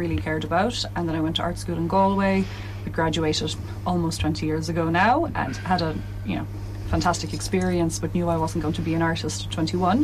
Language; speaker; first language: English; native; English